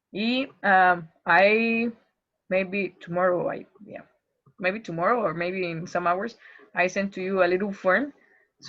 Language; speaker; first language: English; non-native, fluent; Spanish